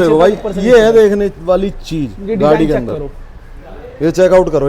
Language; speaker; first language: Hindi; native; Hindi